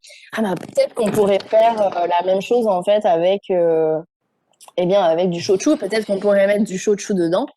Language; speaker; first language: French; native; French